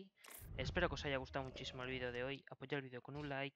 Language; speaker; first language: Spanish; native; Spanish